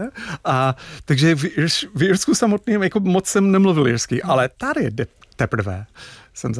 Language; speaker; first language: Czech; non-native, fluent; English